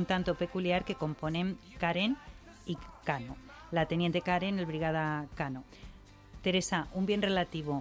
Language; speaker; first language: Spanish; native; Spanish